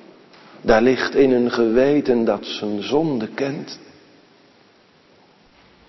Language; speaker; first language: Dutch; native; Dutch